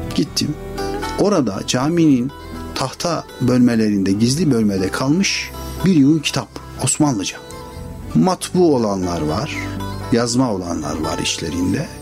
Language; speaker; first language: Turkish; native; Turkish